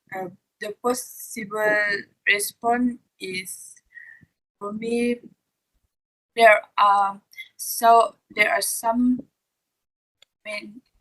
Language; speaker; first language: English; non-native, learner; Malay